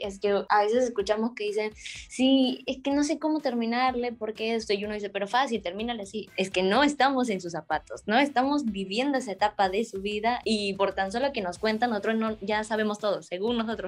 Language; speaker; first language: Spanish; native; Spanish